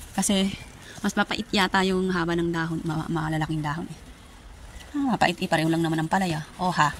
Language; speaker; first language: Filipino; non-native, local second language; Iloko